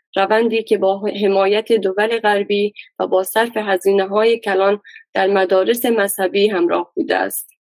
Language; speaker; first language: Persian; non-native, local second language; Baluchi